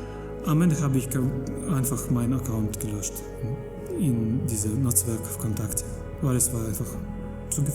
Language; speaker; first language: German; non-native, fluent; Russian